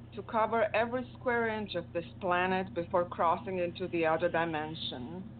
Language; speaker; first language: English; non-native, fluent; Romanian